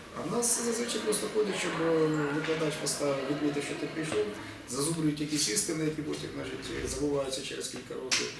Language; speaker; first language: Ukrainian; native; Ukrainian